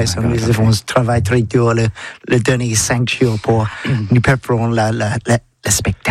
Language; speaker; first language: French; non-native, learner; English